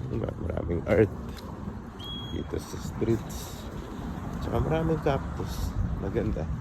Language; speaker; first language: Filipino; native; Filipino